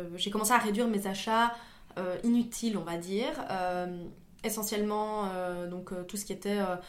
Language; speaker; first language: French; native; French